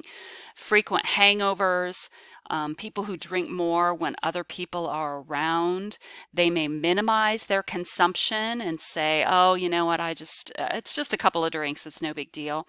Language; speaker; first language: English; native; English